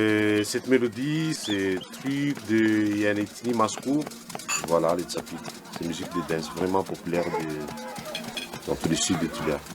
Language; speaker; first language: French; non-native, local second language; Malagasy